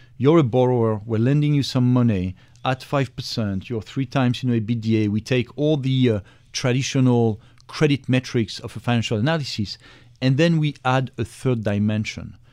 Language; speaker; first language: English; non-native, fluent; French